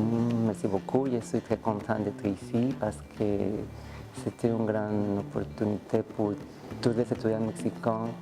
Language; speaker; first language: French; non-native, learner; Spanish